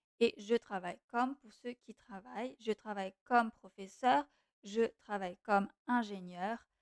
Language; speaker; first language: French; non-native, fluent; Portuguese